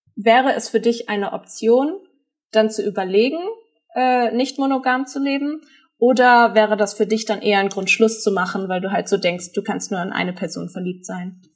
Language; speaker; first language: German; native; German